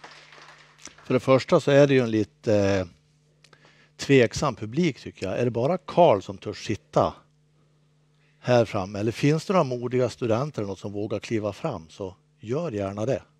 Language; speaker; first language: Swedish; native; Swedish